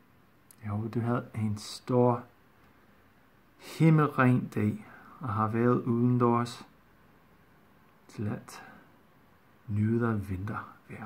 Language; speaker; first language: Danish; non-native, fluent; English